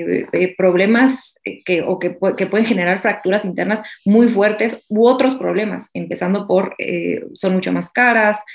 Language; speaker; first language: Spanish; native; Spanish